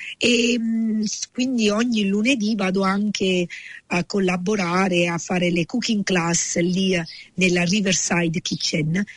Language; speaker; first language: Italian; native; Italian